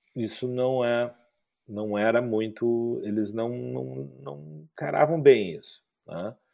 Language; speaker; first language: Portuguese; native; Portuguese